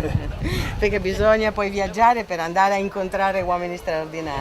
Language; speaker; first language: Italian; native; Italian